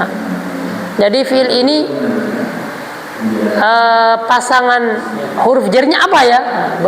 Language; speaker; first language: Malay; non-native, local second language; Javanese